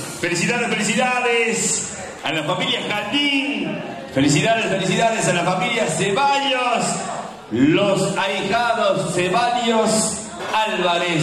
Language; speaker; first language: Spanish; native; Spanish